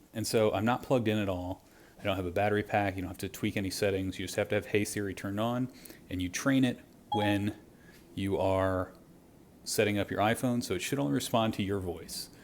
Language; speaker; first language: English; native; English